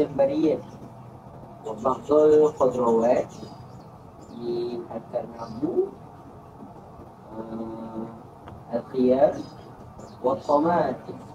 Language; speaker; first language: Arabic; non-native, learner; Malay